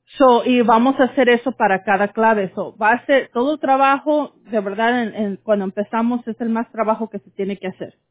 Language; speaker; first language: Spanish; early bilingual, heritage; Spanish